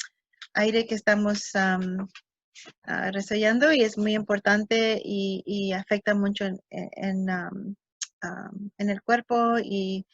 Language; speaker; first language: Spanish; early bilingual, heritage; English